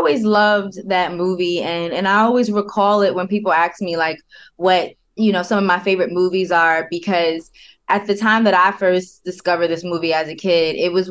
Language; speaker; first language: English; native; English